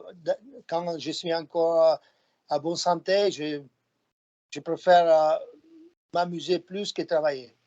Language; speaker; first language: French; non-native, fluent; Slovak